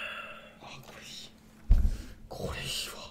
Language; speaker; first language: Japanese; native; Japanese